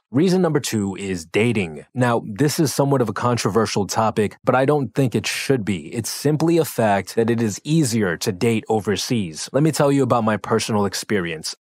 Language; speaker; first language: English; native; English